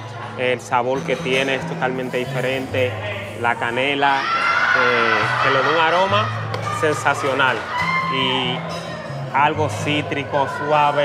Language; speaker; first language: Spanish; native; Spanish